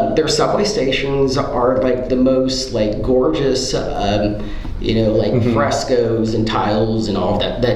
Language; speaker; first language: English; native; English